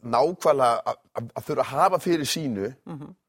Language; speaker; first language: Icelandic; native; Icelandic